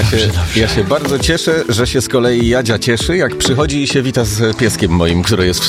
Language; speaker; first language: Polish; native; Polish